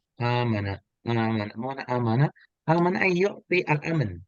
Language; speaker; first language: Arabic; non-native, fluent; Indonesian